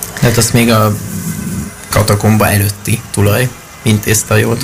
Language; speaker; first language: Hungarian; native; Hungarian